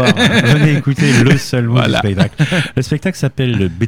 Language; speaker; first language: French; native; French